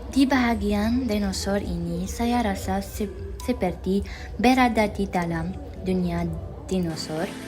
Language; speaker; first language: Malay; non-native, learner; Arabic